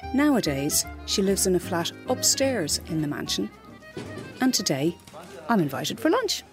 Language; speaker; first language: English; native; English